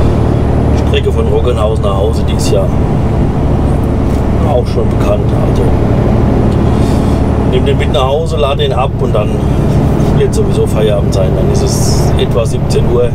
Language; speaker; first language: German; native; German